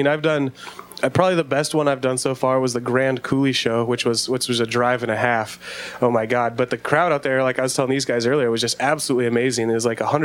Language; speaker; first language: English; native; English